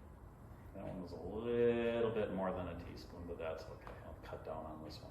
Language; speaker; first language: English; native; English